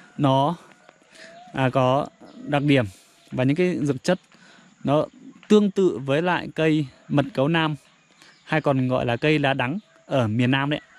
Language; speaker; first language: Vietnamese; non-native, local second language; Iu Mien